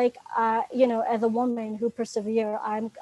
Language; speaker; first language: English; non-native, local second language; Urdu